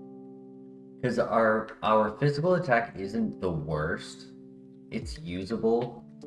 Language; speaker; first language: English; native; English